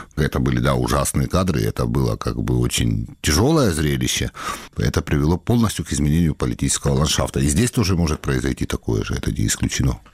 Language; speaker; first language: Russian; non-native, local second language; Georgian